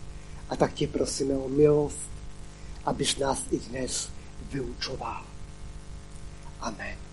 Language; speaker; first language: Czech; non-native, local second language; Polish